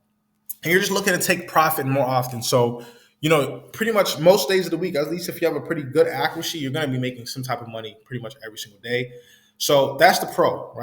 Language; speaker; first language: English; native; English